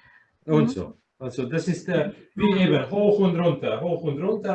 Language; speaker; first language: German; non-native, fluent; Croatian